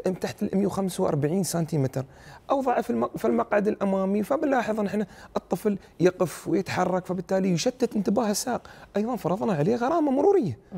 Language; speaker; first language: Arabic; native; Arabic